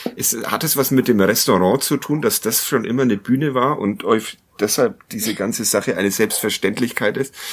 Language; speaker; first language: German; native; German